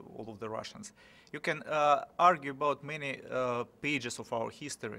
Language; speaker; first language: English; non-native, fluent; Russian